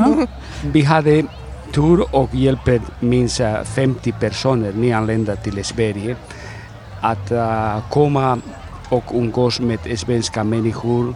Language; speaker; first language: Swedish; non-native, fluent; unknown